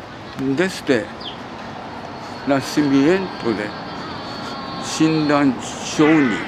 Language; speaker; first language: Spanish; non-native, learner; Japanese